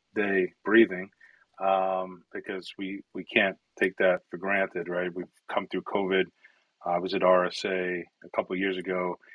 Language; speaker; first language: English; early bilingual, other home language; Italian